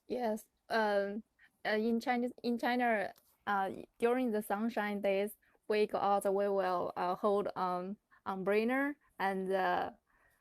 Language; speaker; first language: English; non-native, learner; Chinese